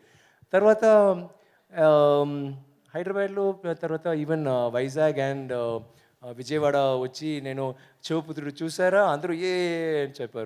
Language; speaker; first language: Telugu; non-native, learner; Tamil